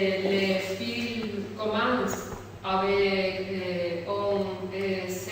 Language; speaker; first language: French; non-native, learner; Spanish